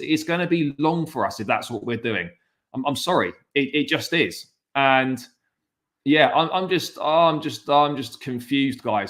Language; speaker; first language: English; native; English